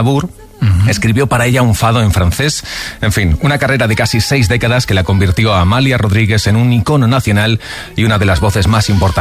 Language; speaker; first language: Spanish; native; Spanish